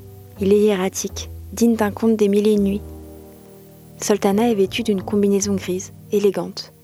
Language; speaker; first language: French; native; French